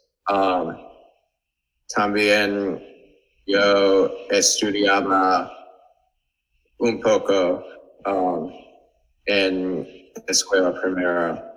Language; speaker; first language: Spanish; non-native, learner; English